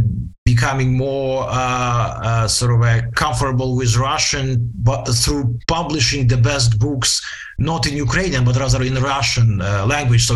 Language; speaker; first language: English; non-native, fluent; Ukrainian